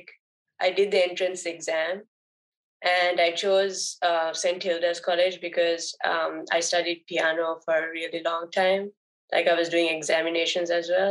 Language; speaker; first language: English; non-native, local second language; Sinhala